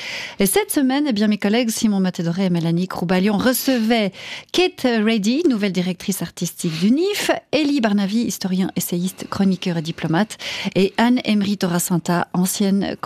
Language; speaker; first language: French; native; French